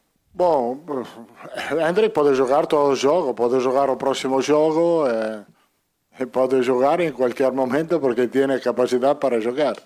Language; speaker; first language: Portuguese; non-native, fluent; Italian